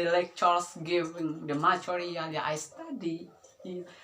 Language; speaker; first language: English; non-native, learner; Indonesian